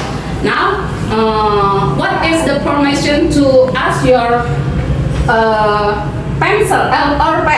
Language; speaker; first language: English; non-native, learner; Indonesian